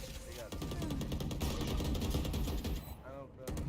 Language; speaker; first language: Portuguese; native; Portuguese